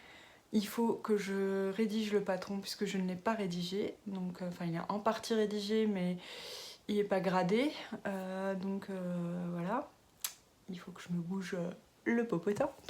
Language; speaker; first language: French; native; French